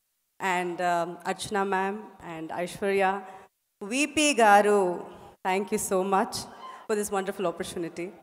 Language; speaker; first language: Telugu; non-native, fluent; Tamil